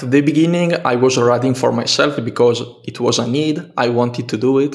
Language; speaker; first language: English; non-native, fluent; Italian